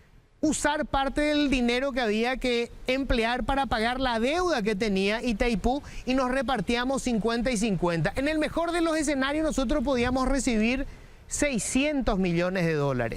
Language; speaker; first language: Spanish; native; Spanish